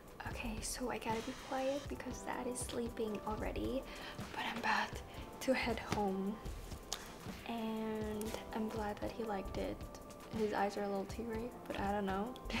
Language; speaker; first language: English; non-native, local second language; German